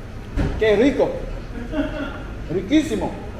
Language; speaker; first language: Spanish; non-native, learner; English